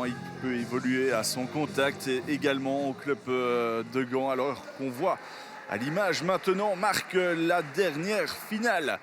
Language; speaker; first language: French; native; French